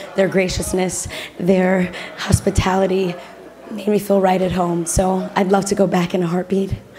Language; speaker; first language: English; early bilingual, other home language; Spanish